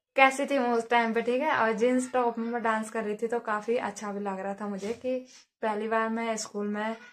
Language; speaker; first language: Hindi; native; Hindi